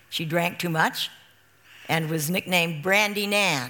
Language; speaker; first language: English; native; English